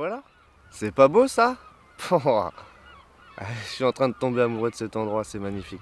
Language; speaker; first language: French; native; French